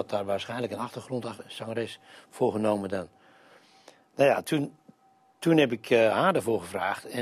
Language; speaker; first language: Dutch; native; Dutch